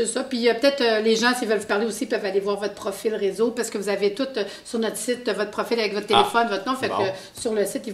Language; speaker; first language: French; native; French